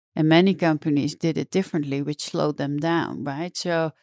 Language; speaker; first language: English; non-native, fluent; Dutch